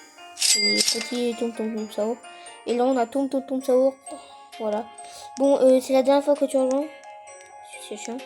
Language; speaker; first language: French; native; French